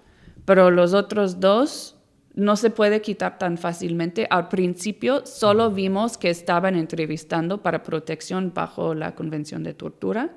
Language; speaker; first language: Spanish; non-native, fluent; English